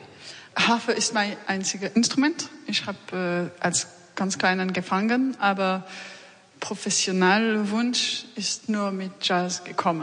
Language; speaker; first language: German; non-native, fluent; French